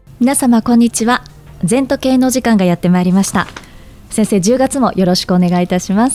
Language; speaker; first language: Japanese; native; Japanese